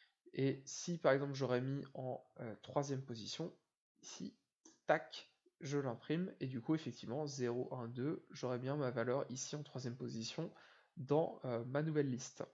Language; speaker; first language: French; native; French